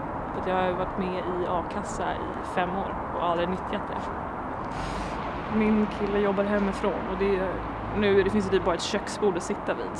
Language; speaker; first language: Swedish; native; Swedish